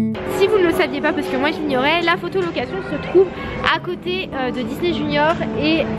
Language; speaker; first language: French; native; French